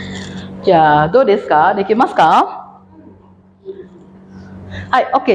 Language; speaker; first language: Japanese; non-native, fluent; Indonesian